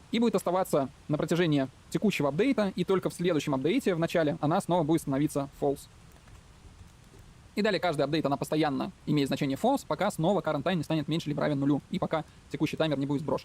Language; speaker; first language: Russian; native; Russian